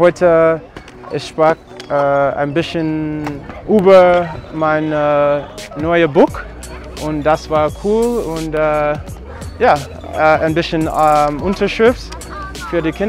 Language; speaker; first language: German; non-native, learner; English